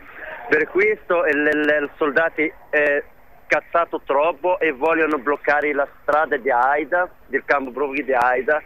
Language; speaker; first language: Italian; non-native, learner; Arabic